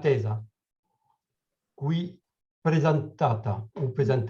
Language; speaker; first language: Italian; non-native, learner; French